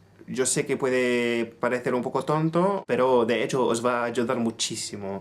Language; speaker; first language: Spanish; non-native, fluent; English